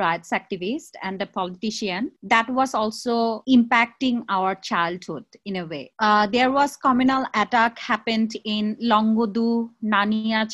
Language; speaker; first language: English; non-native, local second language; Chakma